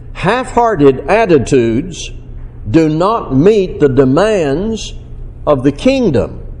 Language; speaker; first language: English; native; English